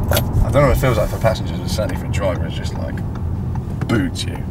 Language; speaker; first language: English; native; English